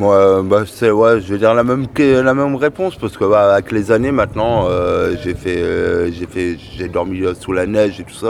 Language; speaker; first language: French; native; French